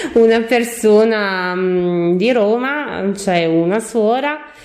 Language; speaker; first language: Italian; non-native, fluent; Croatian